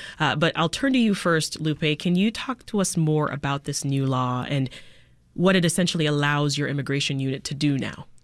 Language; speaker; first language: English; native; English